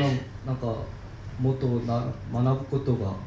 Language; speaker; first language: Japanese; non-native, learner; Korean